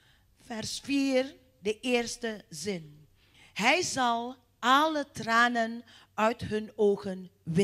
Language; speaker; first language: Dutch; non-native, fluent; Indonesian